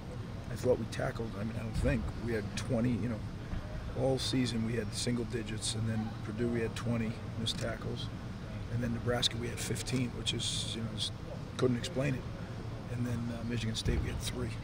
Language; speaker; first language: English; native; English